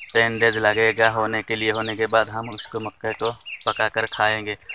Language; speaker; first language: Hindi; non-native, local second language; Odia